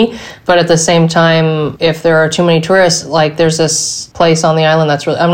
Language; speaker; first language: English; native; English